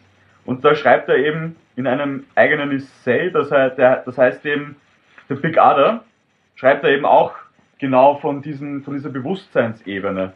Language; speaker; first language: German; native; German